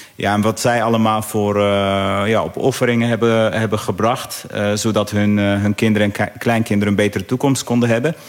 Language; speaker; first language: Dutch; early bilingual, other home language; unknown